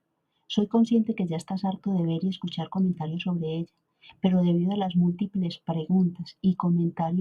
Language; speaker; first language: Spanish; native; Spanish